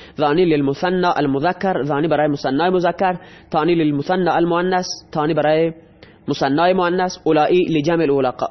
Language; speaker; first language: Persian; non-native, local second language; Baluchi